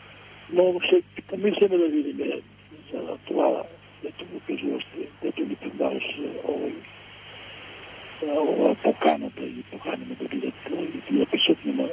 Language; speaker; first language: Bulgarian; non-native, local second language; Macedonian